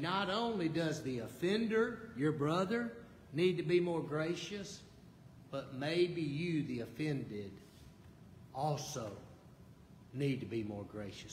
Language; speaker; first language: English; native; English